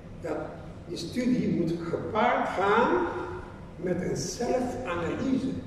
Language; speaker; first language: Dutch; non-native, fluent; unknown